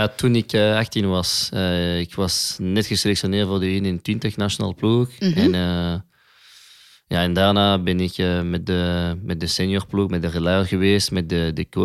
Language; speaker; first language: Dutch; non-native, local second language; French